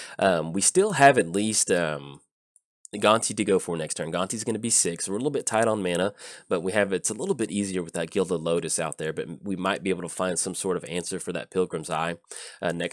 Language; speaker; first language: English; native; English